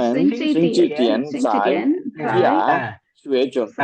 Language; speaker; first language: Chinese; non-native, learner; Tamil